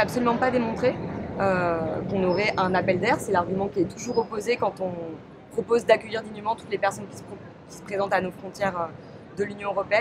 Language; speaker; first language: French; native; French